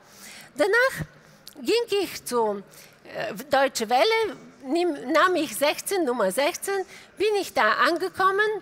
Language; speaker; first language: German; non-native, fluent; Bulgarian